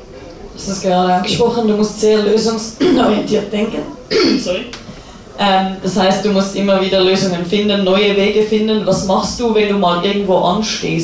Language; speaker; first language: German; native; German